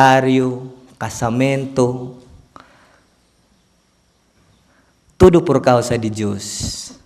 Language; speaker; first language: Portuguese; non-native, learner; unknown